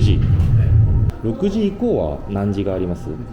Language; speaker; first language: Japanese; non-native, learner; Korean